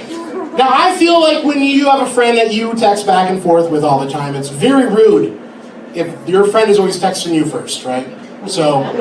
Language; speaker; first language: English; native; English